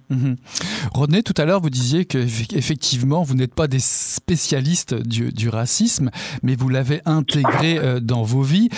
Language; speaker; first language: French; native; French